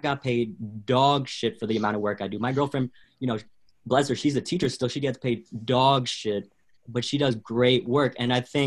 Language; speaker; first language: English; native; English